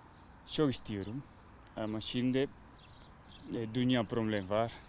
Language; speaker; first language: Turkish; non-native, learner; Spanish